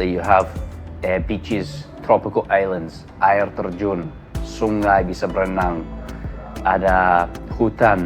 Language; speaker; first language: Indonesian; non-native, learner; English